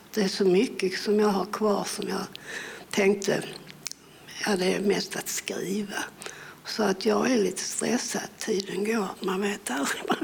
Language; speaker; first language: Swedish; early bilingual, other home language; English